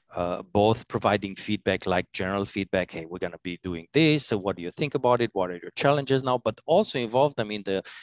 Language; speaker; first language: English; non-native, fluent; Romanian